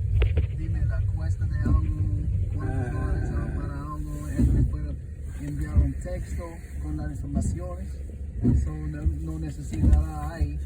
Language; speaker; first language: Spanish; non-native, learner; English